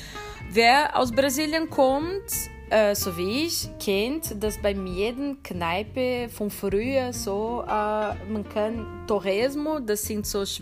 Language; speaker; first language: German; non-native, fluent; Portuguese